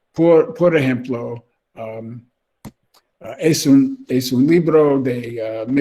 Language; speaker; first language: Spanish; non-native, learner; English